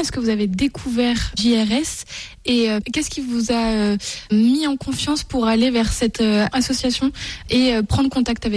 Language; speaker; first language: French; native; French